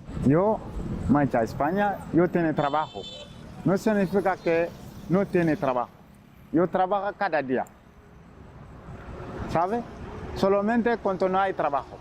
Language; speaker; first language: Spanish; non-native, learner; Bambara